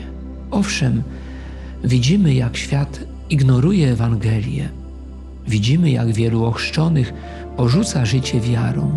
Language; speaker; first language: Polish; native; Polish